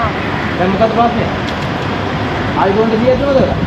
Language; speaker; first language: Hindi; non-native, learner; Sinhala